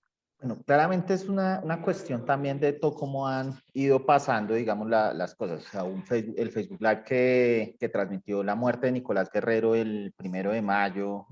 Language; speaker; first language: Spanish; native; Spanish